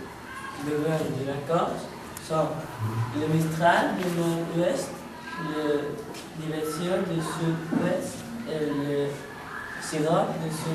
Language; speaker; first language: French; non-native, learner; Spanish